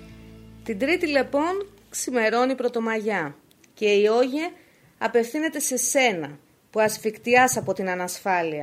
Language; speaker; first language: Greek; native; Greek